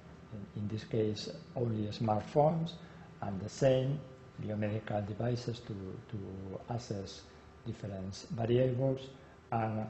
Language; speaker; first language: English; non-native, learner; Spanish